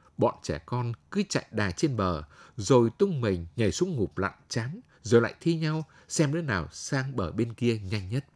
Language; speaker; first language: Vietnamese; native; Vietnamese